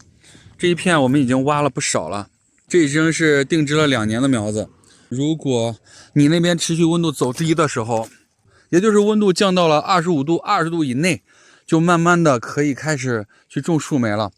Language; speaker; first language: Chinese; native; Chinese